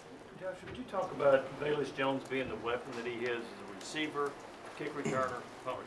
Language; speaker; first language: English; native; English